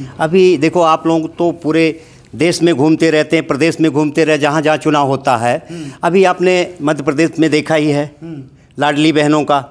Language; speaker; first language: Hindi; native; Hindi